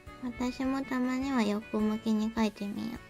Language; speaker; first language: Japanese; native; Japanese